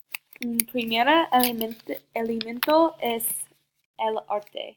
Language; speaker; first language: Spanish; non-native, learner; English